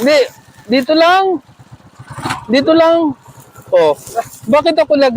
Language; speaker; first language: Filipino; non-native, learner; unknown